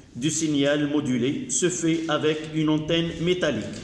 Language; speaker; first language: French; non-native, local second language; Arabic